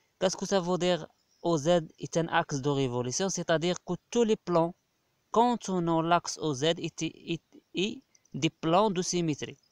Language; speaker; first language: French; non-native, local second language; Arabic